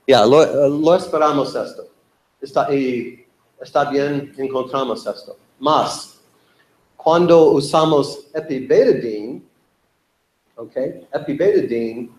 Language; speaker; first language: Spanish; non-native, learner; English